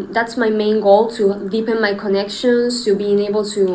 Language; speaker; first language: English; non-native, fluent; Spanish